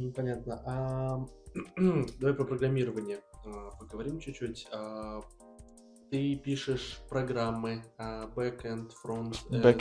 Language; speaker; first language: Russian; native; Russian